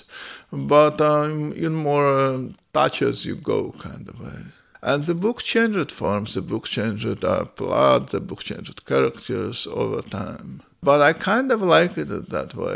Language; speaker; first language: English; non-native, fluent; Ukrainian